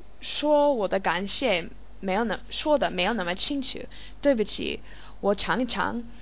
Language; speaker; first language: Chinese; non-native, learner; English